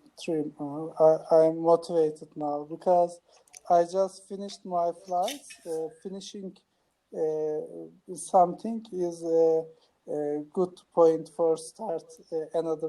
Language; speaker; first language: English; non-native, learner; Turkish